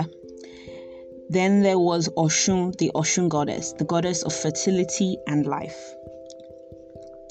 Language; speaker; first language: English; non-native, local second language; Yoruba